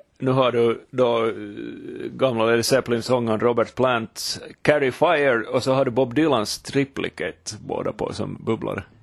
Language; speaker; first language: Swedish; native; Swedish